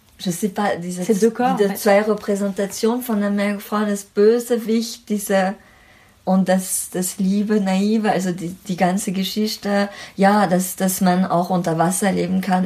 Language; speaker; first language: German; non-native, fluent; French